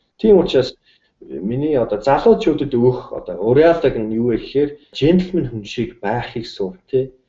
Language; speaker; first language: Mongolian; non-native, fluent; English